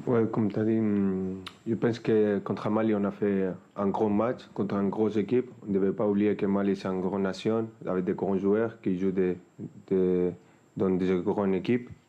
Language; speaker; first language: French; non-native, fluent; Spanish